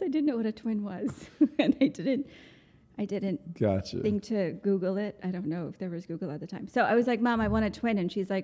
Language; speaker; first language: English; non-native, local second language; Gujarati